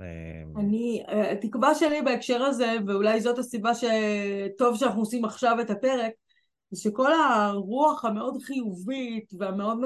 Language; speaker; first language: Hebrew; native; Hebrew